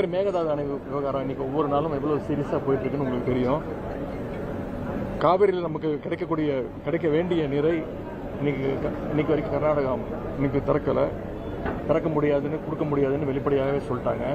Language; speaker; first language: Tamil; native; Tamil